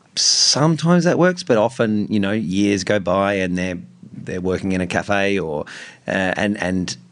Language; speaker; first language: English; native; English